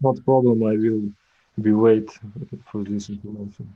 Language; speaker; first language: English; non-native, learner; Ukrainian